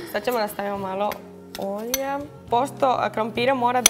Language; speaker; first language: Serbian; non-native, learner; Spanish